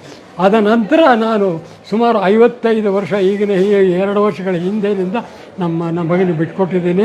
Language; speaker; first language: Kannada; native; Kannada